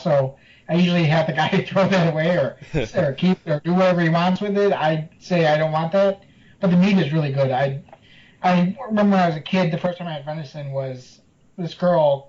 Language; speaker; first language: English; native; English